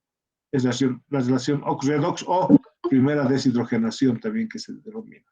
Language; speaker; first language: Spanish; native; Spanish